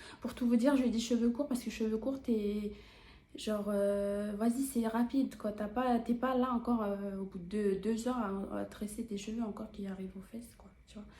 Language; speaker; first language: French; native; French